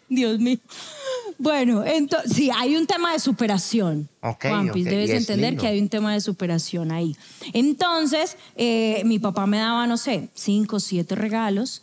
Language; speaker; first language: Spanish; native; Spanish